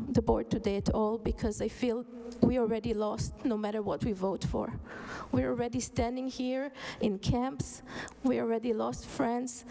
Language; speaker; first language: English; non-native, fluent; Hebrew